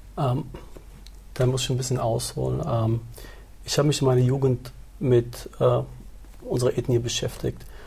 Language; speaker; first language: German; early bilingual, other home language; Turoyo